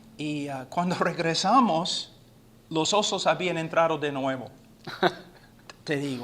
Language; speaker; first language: Spanish; non-native, fluent; English